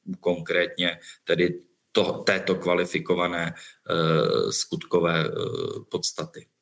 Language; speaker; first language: Czech; native; Czech